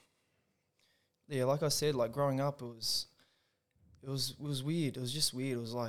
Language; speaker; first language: English; native; English